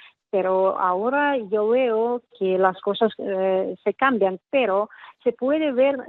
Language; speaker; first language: Spanish; non-native, fluent; Russian